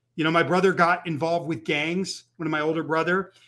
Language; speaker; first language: English; native; English